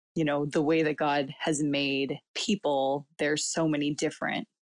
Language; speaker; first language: English; early bilingual, other home language; Cantonese